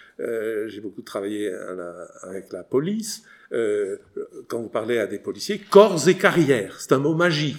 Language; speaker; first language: French; native; French